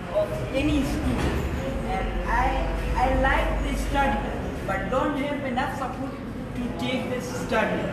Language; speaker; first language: English; non-native, local second language; Bangla